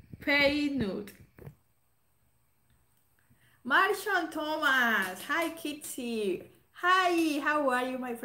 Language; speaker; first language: English; non-native, learner; Spanish